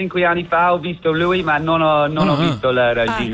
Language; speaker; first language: Italian; non-native, learner; English